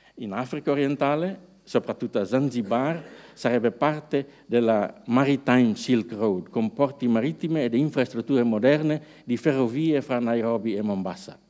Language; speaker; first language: Italian; non-native, fluent; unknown